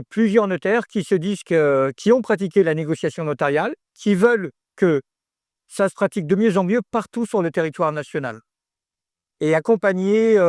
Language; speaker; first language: French; native; French